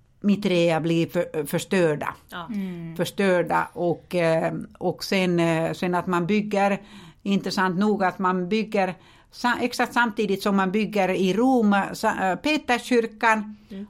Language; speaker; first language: Swedish; non-native, fluent; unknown